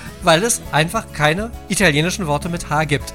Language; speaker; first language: German; native; German